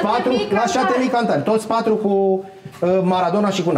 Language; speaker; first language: Italian; non-native, learner; Romanian